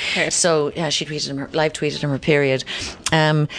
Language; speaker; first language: English; native; English